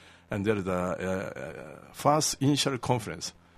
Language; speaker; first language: English; non-native, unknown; Japanese